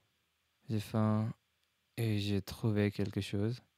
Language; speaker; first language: French; non-native, learner; English